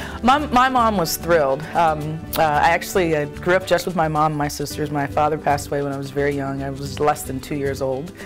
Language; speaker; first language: English; native; English